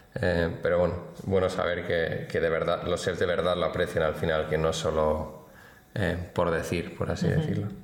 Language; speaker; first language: Spanish; native; Spanish